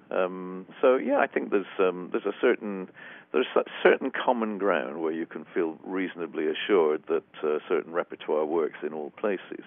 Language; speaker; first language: English; native; English